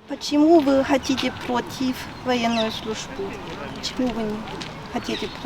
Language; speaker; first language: Russian; early bilingual, heritage; Russian